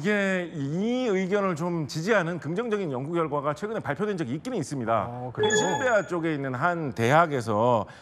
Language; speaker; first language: Korean; native; Korean